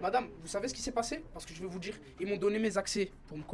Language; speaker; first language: French; native; French